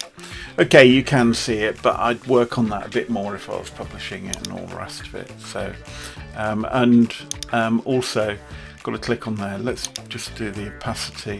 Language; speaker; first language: English; native; English